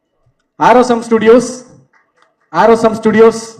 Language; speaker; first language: Tamil; native; Tamil